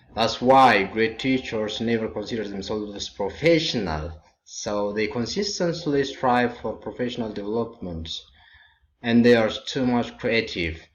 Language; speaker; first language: English; non-native, local second language; Amharic